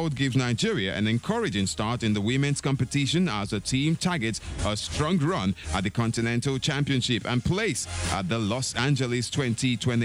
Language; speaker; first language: English; non-native, local second language; Yoruba